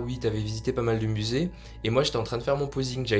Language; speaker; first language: French; native; French